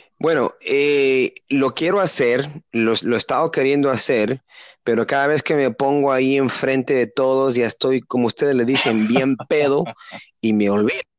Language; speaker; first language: Spanish; native; Spanish